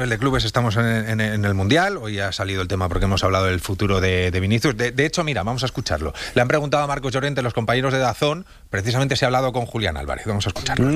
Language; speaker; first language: Spanish; native; Spanish